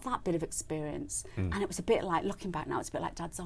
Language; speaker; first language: English; native; English